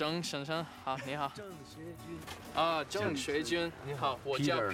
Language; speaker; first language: Chinese; non-native, learner; English